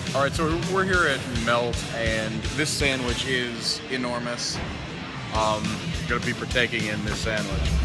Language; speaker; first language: English; native; English